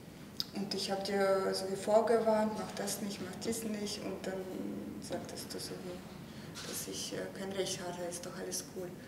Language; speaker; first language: German; non-native, fluent; Russian